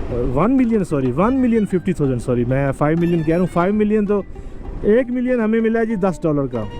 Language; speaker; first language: Urdu; native; Urdu